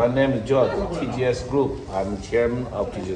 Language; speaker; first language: English; non-native, learner; Chinese